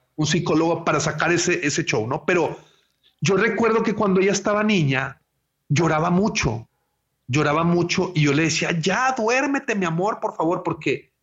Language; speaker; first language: Spanish; native; Spanish